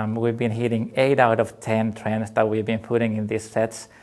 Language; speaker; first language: English; non-native, fluent; Finnish